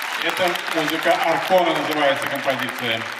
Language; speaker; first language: Russian; native; Russian